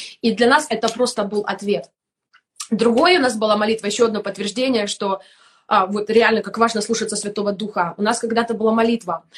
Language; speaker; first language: Russian; native; Russian